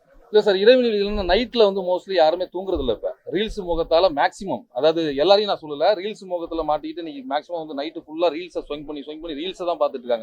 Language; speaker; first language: Tamil; native; Tamil